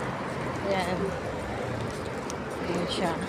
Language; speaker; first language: Filipino; native; Filipino